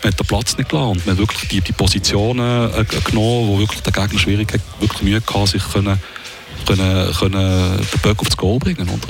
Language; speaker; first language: German; native; German